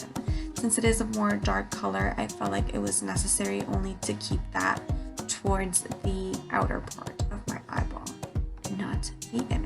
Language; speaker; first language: English; native; English